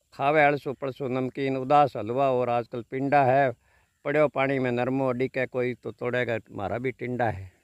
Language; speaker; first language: Hindi; native; Hindi